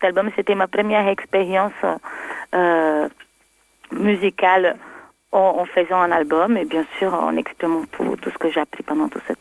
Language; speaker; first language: French; non-native, fluent; Portuguese